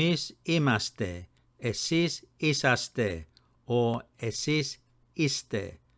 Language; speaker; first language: Greek; non-native, fluent; English